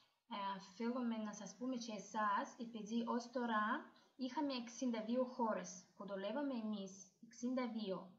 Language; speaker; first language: Greek; non-native, learner; Russian